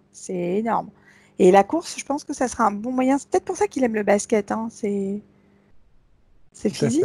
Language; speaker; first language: French; native; French